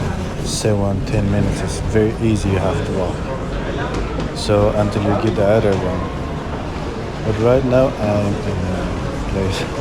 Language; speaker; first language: English; non-native, fluent; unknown